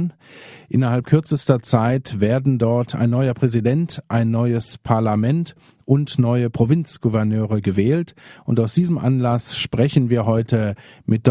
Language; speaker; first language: German; native; German